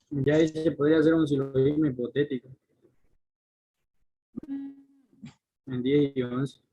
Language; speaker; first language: Spanish; native; Spanish